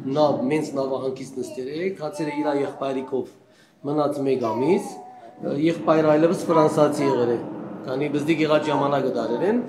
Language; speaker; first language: Armenian; early bilingual, heritage; Armenian